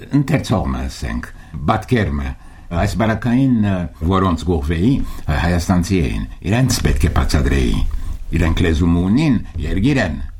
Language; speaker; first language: Armenian; early bilingual, heritage; Armenian